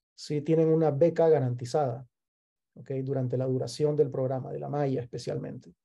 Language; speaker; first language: Spanish; native; Spanish